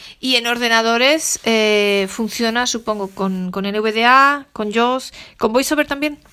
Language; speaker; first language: Spanish; native; Spanish